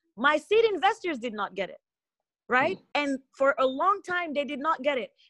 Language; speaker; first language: English; non-native, local second language; Igbo